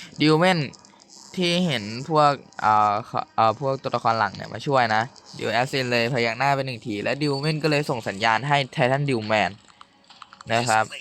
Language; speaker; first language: Thai; native; Thai